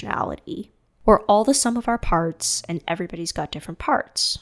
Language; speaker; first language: English; non-native, fluent; Cantonese